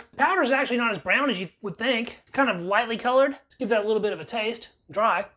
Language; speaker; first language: English; native; English